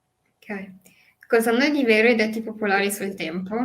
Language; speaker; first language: Italian; native; Italian